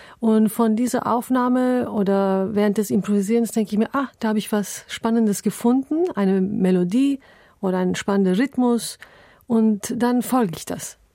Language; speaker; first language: German; early bilingual, other home language; Turkish